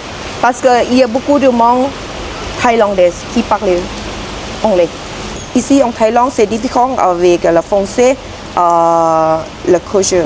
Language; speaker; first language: French; non-native, learner; Thai